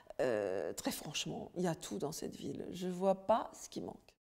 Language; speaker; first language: French; native; French